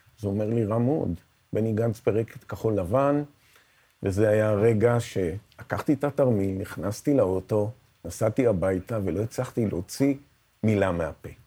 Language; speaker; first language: Hebrew; native; Hebrew